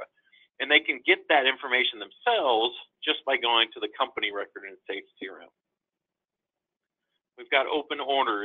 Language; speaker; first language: English; native; English